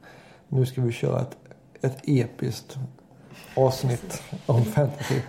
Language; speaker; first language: Swedish; native; Swedish